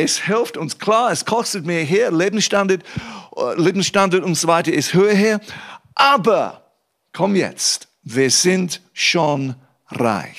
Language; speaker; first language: German; non-native, fluent; English